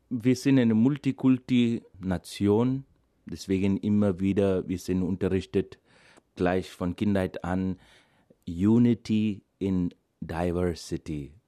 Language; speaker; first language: German; non-native, fluent; Malayalam